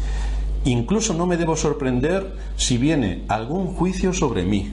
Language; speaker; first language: Spanish; native; Spanish